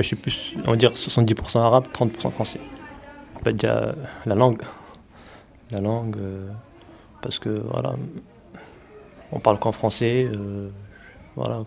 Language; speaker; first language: French; early bilingual, other home language; Arabic